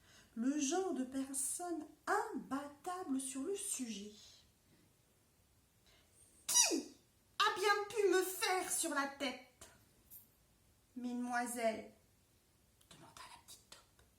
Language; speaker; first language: French; native; French